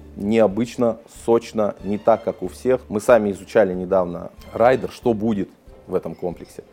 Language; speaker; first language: Russian; native; Russian